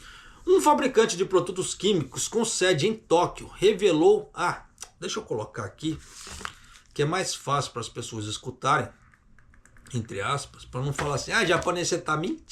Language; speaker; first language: Portuguese; native; Portuguese